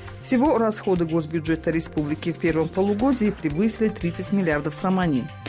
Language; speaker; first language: Russian; non-native, local second language; Tajik